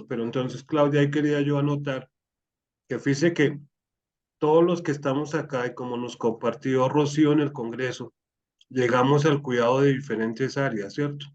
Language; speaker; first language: Spanish; native; Spanish